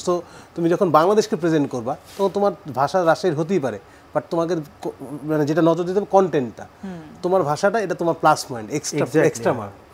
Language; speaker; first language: Bangla; native; Bangla